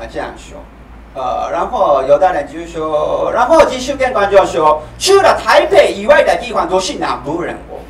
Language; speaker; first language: Chinese; non-native, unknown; Japanese